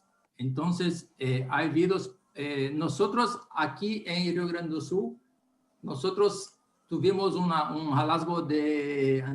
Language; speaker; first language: Spanish; non-native, learner; Portuguese